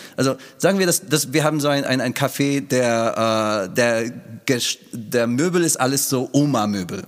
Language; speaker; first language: German; non-native, fluent; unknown